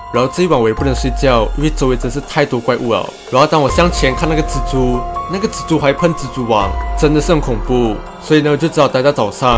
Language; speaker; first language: Chinese; native; Chinese